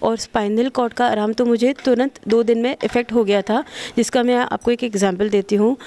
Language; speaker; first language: Hindi; native; Hindi